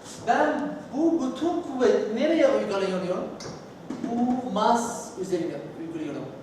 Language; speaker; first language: Turkish; non-native, learner; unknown